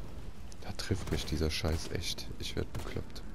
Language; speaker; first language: German; native; German